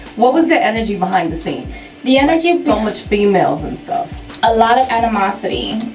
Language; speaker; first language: English; native; English